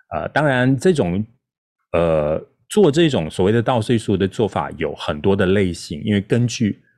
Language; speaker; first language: Chinese; non-native, local second language; Min Nan Chinese